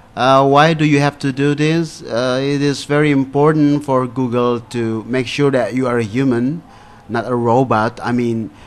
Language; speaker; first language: English; non-native, fluent; Indonesian